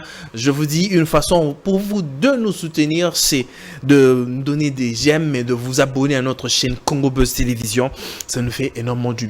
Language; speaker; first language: French; non-native, local second language; Lingala